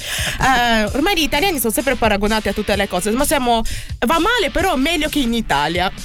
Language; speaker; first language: Italian; native; Italian